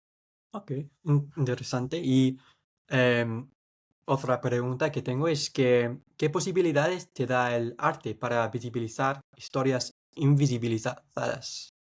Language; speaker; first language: Spanish; non-native, fluent; English